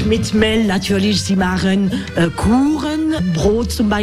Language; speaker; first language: German; non-native, learner; French